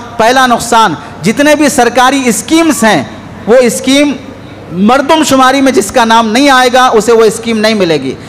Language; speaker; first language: Urdu; native; Urdu